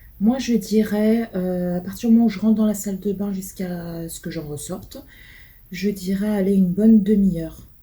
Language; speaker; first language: French; early bilingual, other home language; Portuguese